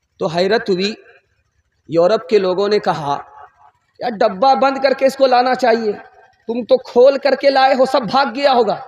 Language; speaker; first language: Urdu; non-native, local second language; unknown